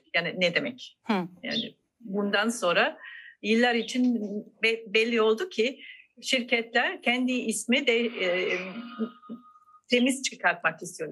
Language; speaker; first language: Turkish; non-native, fluent; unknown